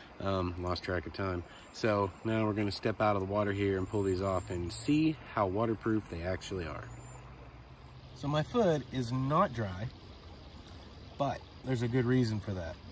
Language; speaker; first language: English; native; English